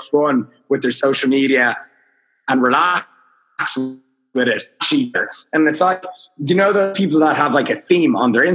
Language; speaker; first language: English; native; English